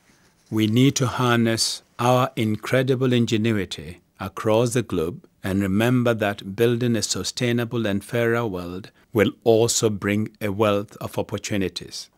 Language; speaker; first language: English; non-native, local second language; Akan